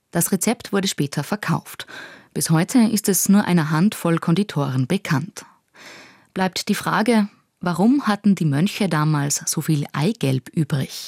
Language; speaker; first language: German; native; German